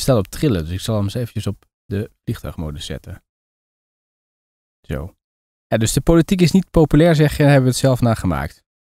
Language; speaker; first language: Dutch; native; Dutch